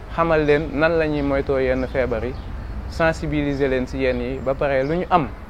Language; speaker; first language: Wolof; native; Wolof